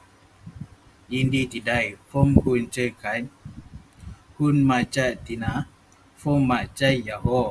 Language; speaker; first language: Thai; non-native, learner; Malay